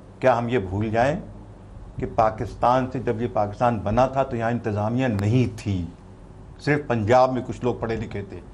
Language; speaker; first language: Urdu; native; Urdu